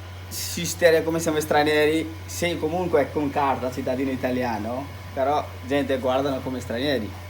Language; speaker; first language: Italian; non-native, learner; Bangla